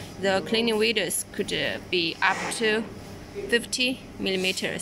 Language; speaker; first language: English; non-native, learner; Chinese